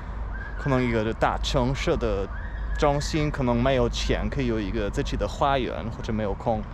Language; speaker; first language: Chinese; non-native, fluent; German